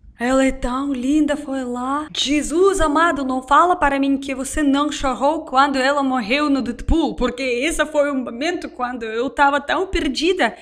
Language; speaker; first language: Portuguese; non-native, fluent; Russian